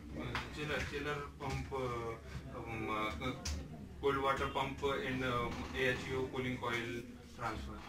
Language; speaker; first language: English; non-native, learner; Hindi